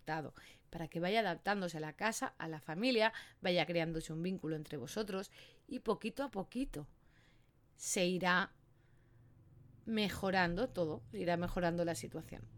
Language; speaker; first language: Spanish; native; Spanish